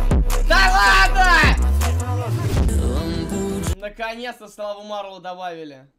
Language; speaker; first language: Russian; native; Russian